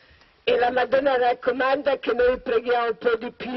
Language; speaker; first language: Italian; non-native, learner; Croatian